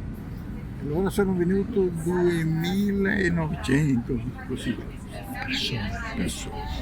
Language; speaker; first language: Italian; early bilingual, heritage; Portuguese